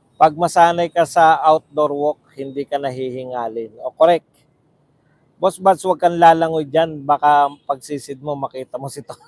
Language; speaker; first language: Filipino; native; Filipino